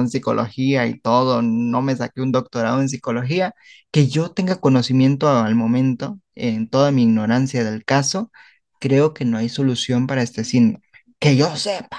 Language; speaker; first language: Spanish; native; Spanish